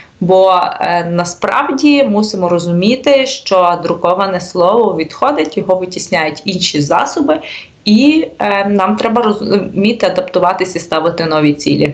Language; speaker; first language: Ukrainian; native; Ukrainian